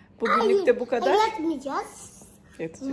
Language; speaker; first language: Turkish; early bilingual, other home language; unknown